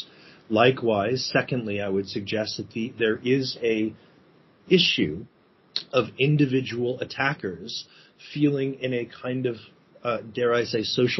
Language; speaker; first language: English; native; English